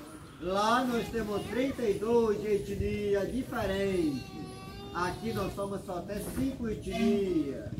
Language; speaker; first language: Portuguese; non-native, local second language; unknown